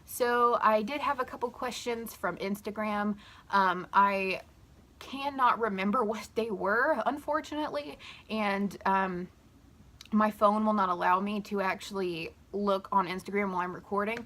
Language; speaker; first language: English; native; English